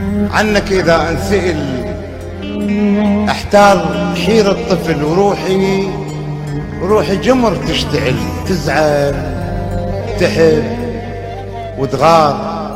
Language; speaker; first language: Arabic; native; Arabic